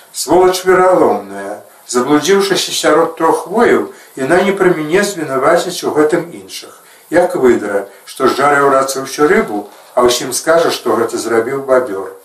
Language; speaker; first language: Belarusian; native; Belarusian